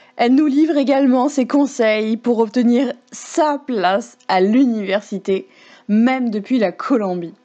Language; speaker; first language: French; native; French